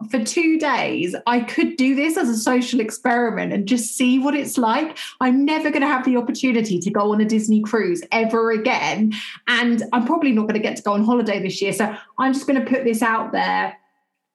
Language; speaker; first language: English; native; English